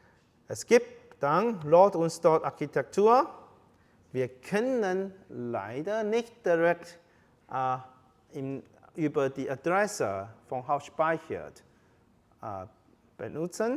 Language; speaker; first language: German; non-native, fluent; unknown